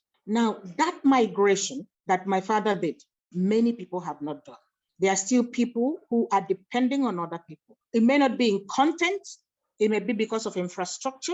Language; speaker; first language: English; non-native, local second language; Igbo